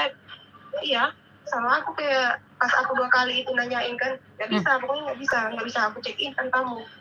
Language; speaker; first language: Indonesian; native; Indonesian